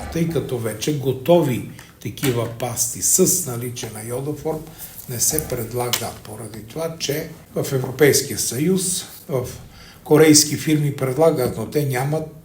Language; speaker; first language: Bulgarian; native; Bulgarian